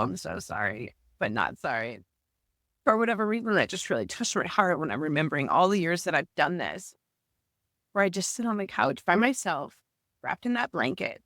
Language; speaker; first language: English; native; English